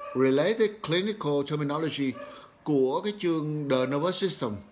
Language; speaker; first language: Vietnamese; native; Vietnamese